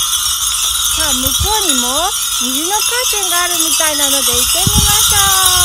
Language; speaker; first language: Japanese; native; Japanese